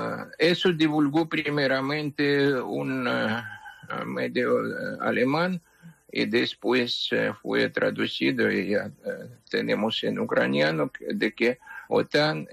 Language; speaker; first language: Spanish; non-native, fluent; Ukrainian